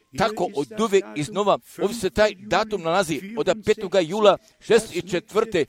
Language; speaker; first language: Croatian; early bilingual, heritage; Serbian